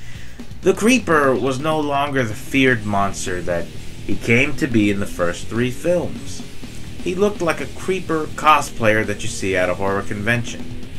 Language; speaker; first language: English; native; English